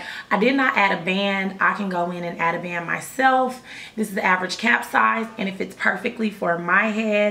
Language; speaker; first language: English; native; English